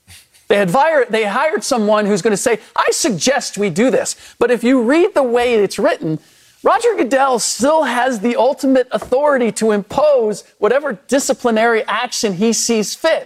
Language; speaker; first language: English; early bilingual, other home language; German